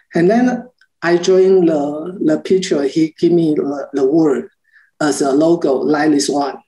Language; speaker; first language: English; non-native, learner; Chinese